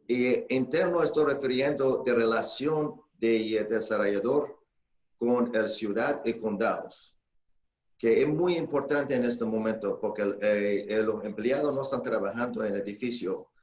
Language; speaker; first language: Spanish; non-native, fluent; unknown